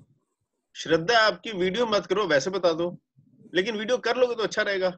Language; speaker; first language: Hindi; native; Hindi